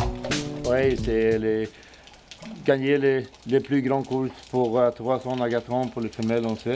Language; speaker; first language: French; non-native, learner; Swedish